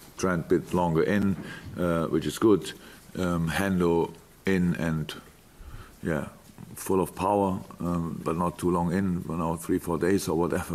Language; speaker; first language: English; non-native, fluent; German